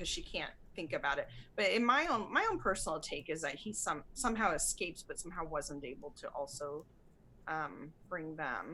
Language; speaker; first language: English; native; English